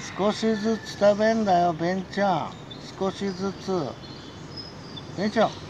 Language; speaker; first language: Japanese; native; Japanese